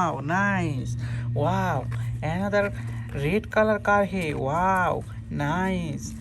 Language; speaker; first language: English; non-native, learner; Hindi